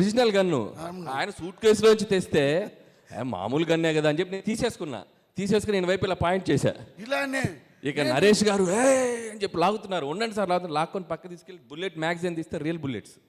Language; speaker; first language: Telugu; native; Telugu